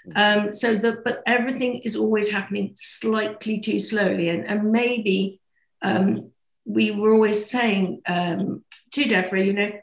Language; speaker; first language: English; native; English